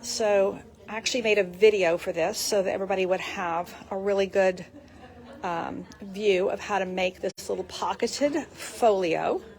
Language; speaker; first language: English; native; English